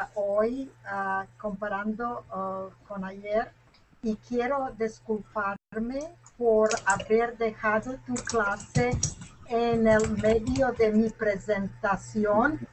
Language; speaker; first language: Spanish; non-native, fluent; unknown